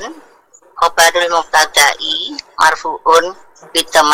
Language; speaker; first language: Arabic; non-native, learner; Indonesian